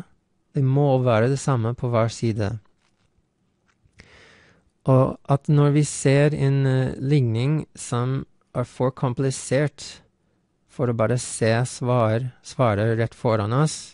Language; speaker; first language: Norwegian; non-native, fluent; English